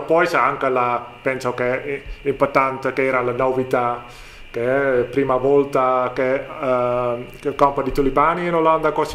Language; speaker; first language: Italian; non-native, learner; Dutch